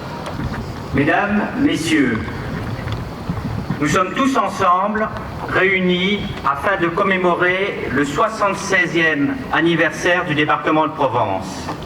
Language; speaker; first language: French; native; French